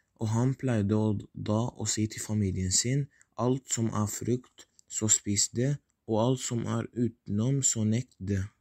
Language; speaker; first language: Norwegian; non-native, fluent; Arabic